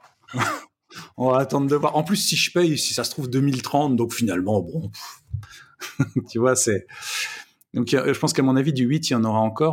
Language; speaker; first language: French; native; French